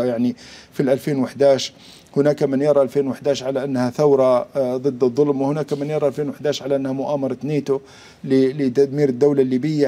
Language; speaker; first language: Arabic; native; Arabic